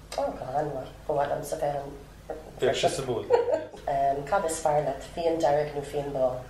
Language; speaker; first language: Irish; non-native, local second language; English